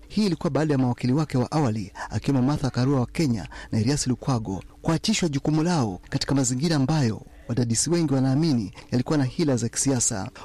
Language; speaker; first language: Swahili; non-native, local second language; Ganda